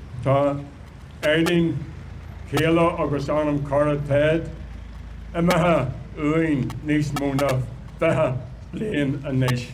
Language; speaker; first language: Irish; non-native, local second language; English